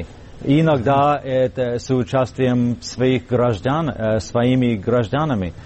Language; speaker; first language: Russian; non-native, fluent; English